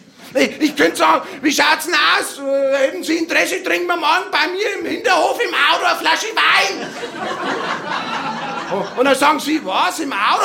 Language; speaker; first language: German; native; German